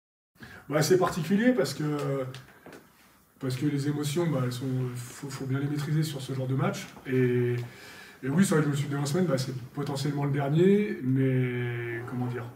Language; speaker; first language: French; native; French